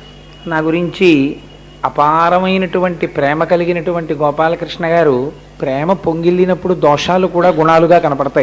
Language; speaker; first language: Telugu; native; Telugu